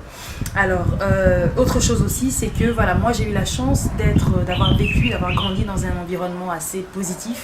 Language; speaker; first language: French; native; French